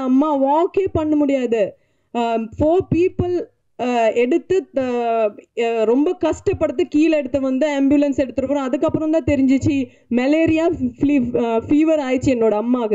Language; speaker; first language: Tamil; non-native, learner; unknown